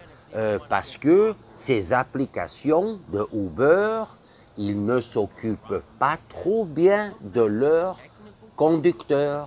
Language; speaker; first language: French; non-native, fluent; English